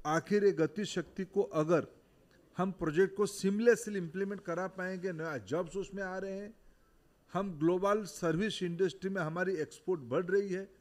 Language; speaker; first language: Hindi; non-native, local second language; Odia